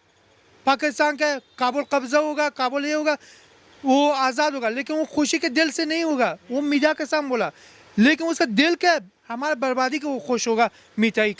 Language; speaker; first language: Hindi; non-native, learner; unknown